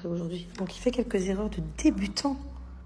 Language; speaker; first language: French; native; French